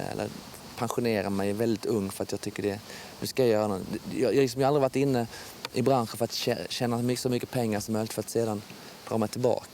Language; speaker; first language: Swedish; native; Swedish